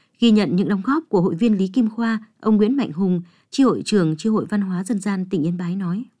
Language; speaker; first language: Vietnamese; native; Vietnamese